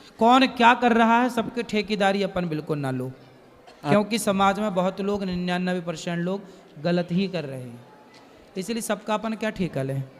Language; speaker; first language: Hindi; native; Hindi